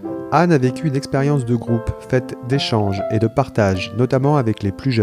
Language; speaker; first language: French; native; French